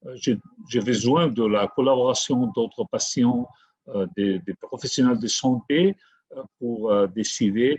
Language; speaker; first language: French; non-native, fluent; Catalan